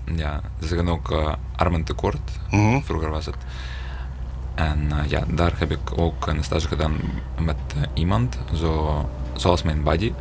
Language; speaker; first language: Dutch; non-native, fluent; Ukrainian